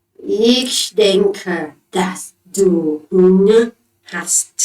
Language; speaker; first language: German; non-native, learner; Thai